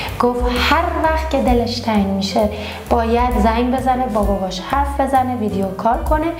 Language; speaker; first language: Persian; early bilingual, heritage; Persian